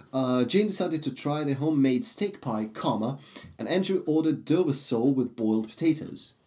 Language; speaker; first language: English; non-native, fluent; Russian